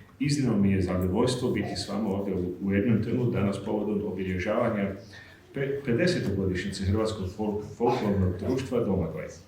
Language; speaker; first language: Croatian; native; Croatian